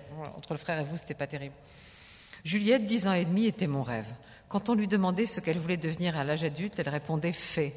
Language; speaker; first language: French; native; French